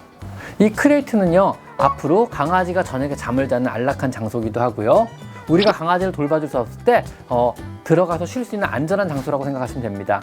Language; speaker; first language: Korean; native; Korean